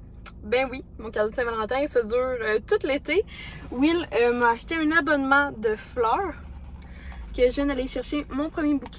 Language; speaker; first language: French; native; French